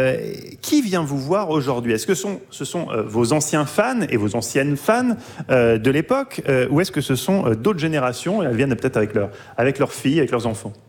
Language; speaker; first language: French; native; French